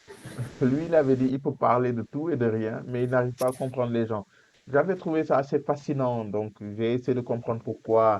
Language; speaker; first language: French; non-native, fluent; Portuguese